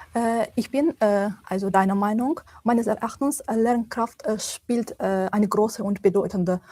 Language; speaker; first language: German; non-native, learner; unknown